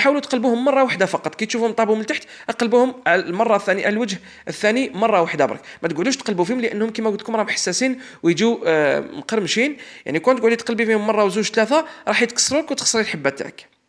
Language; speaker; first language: Arabic; native; Arabic